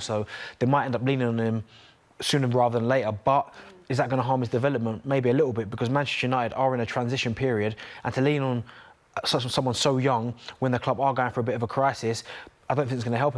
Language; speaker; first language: English; native; English